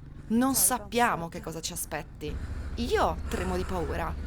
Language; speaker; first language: Italian; native; Italian